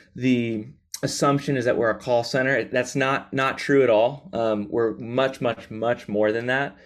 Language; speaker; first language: English; native; English